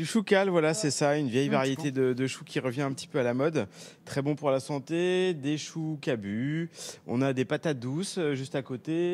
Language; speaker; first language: French; native; French